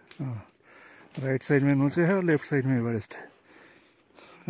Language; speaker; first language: Hindi; non-native, local second language; Bangla